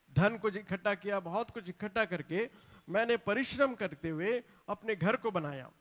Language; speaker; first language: Hindi; non-native, local second language; Telugu